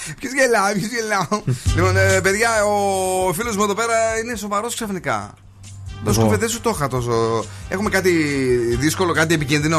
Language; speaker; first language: Greek; native; Greek